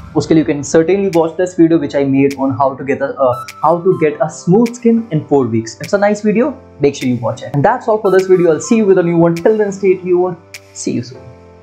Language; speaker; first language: English; non-native, local second language; Hindi